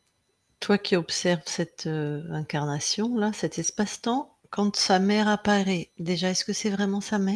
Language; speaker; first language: French; native; French